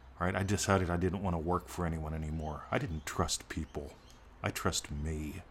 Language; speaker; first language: English; native; English